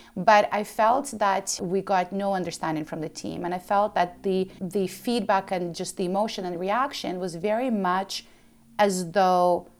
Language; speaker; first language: English; early bilingual, other home language; Ukrainian